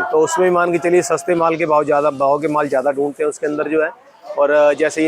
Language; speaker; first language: Hindi; native; Hindi